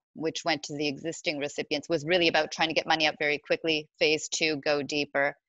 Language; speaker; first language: English; native; English